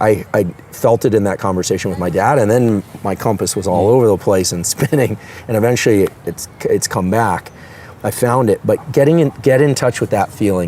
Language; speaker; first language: English; native; English